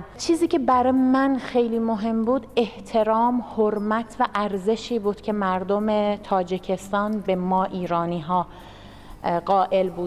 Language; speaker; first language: Persian; non-native, local second language; Azerbaijani